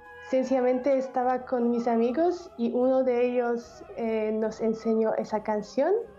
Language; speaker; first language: Spanish; non-native, fluent; Polish